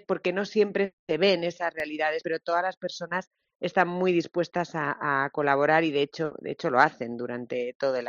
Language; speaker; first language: Spanish; native; Spanish